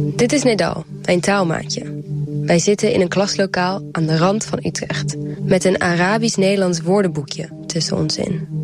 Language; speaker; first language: Dutch; early bilingual, heritage; Dutch